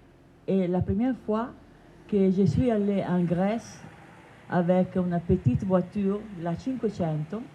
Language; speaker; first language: French; non-native, learner; Italian